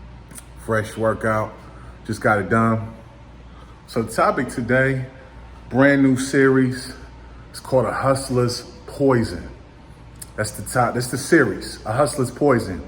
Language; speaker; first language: English; native; English